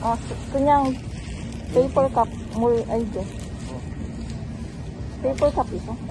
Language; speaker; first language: Korean; non-native, learner; Filipino